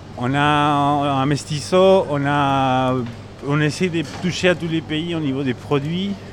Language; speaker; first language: French; non-native, fluent; Spanish